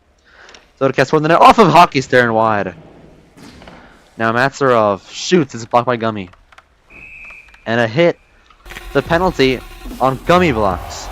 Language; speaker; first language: English; native; English